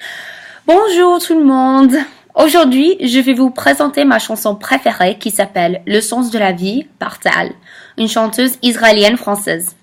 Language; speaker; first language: French; non-native, fluent; English